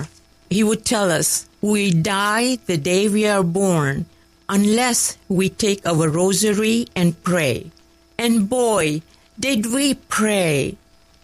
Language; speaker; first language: English; non-native, local second language; Kachhi